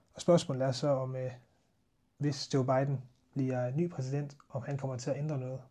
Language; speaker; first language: Danish; native; Danish